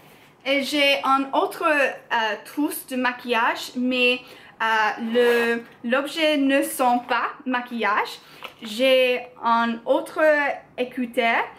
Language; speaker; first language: French; non-native, learner; English